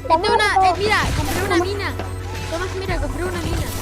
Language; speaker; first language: Spanish; native; Spanish